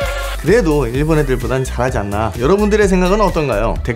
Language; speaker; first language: Korean; native; Korean